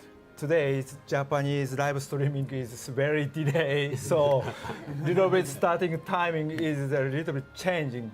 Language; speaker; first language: English; non-native, learner; Japanese